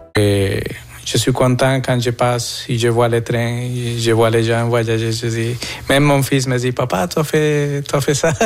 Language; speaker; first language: French; non-native, fluent; Spanish